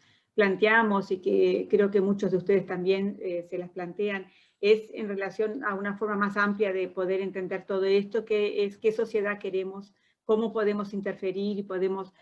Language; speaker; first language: Spanish; non-native, fluent; Portuguese